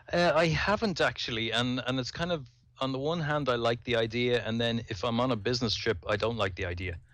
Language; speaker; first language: English; native; English